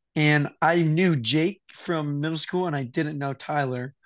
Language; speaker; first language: English; native; English